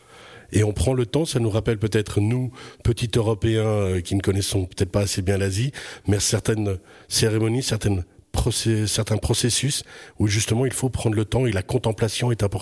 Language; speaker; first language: French; native; French